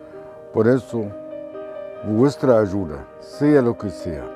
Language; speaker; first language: Spanish; non-native, fluent; Arabic